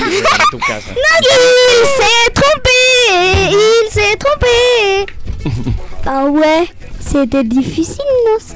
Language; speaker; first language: French; early bilingual, heritage; French